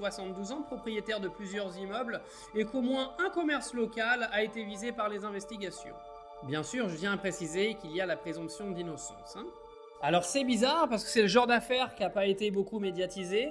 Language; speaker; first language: French; native; French